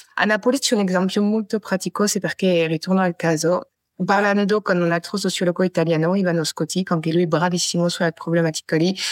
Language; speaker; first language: French; native; French